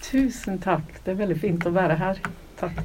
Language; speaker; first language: Norwegian; non-native, fluent; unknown